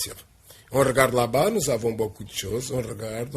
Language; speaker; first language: French; non-native, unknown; Portuguese